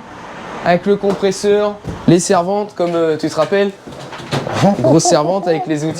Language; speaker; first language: French; native; French